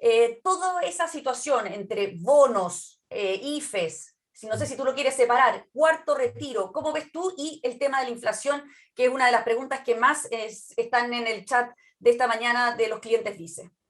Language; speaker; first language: Spanish; native; Spanish